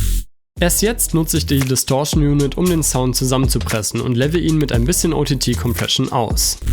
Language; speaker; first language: German; native; German